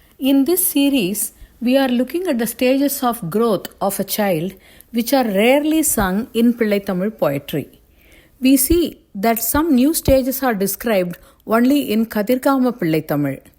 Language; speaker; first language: English; non-native, local second language; Tamil